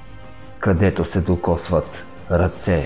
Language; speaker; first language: Bulgarian; native; Bulgarian